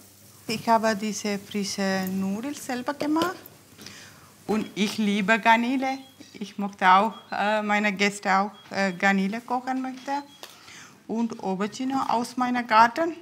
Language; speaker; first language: German; non-native, learner; Tamil